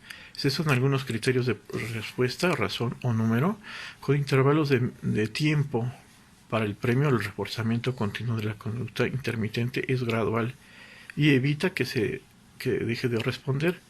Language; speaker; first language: Spanish; native; Spanish